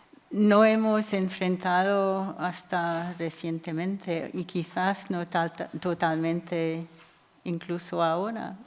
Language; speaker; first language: Spanish; non-native, fluent; English